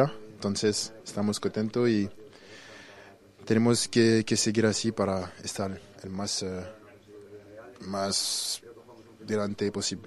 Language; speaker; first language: Spanish; non-native, fluent; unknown